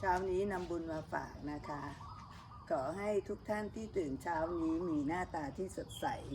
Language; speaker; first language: Thai; native; Thai